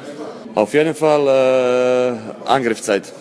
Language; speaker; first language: German; non-native, fluent; Croatian